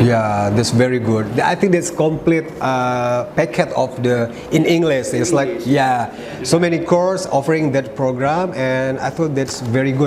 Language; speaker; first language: English; non-native, learner; Indonesian